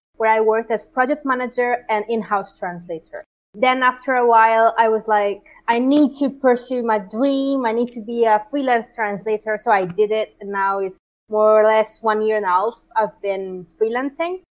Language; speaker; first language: English; non-native, fluent; Italian